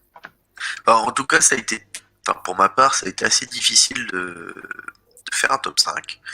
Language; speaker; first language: French; native; French